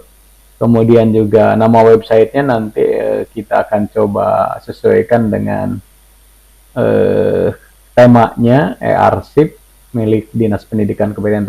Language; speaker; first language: Indonesian; native; Indonesian